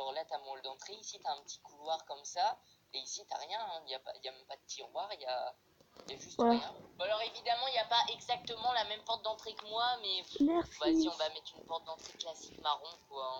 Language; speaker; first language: French; native; French